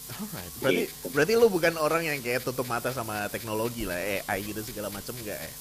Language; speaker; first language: Indonesian; native; Indonesian